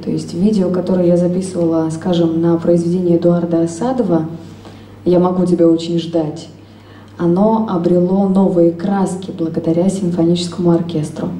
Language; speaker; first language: Russian; native; Russian